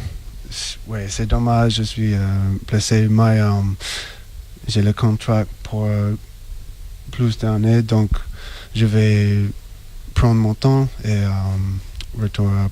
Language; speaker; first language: French; non-native, learner; English